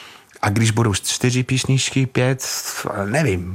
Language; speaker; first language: Czech; non-native, fluent; English